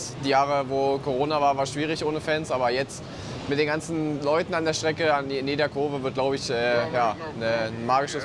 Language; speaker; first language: German; native; German